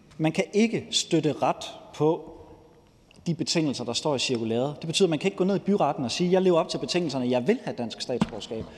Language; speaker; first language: Danish; native; Danish